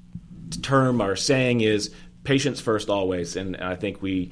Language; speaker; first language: English; native; English